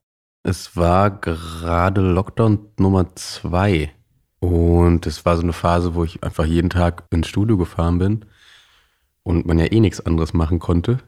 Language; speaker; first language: German; native; German